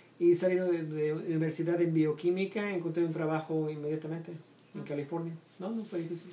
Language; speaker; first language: Spanish; native; Spanish